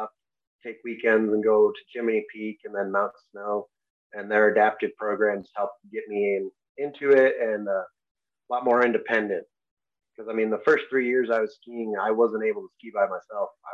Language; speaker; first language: English; native; English